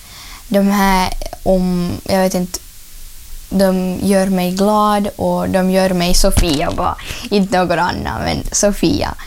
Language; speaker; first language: Swedish; non-native, learner; Ukrainian